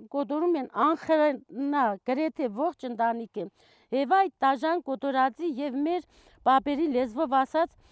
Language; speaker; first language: Armenian; non-native, local second language; Kurdish